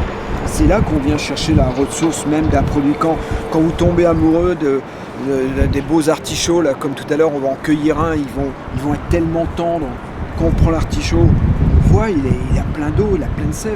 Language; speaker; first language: French; native; French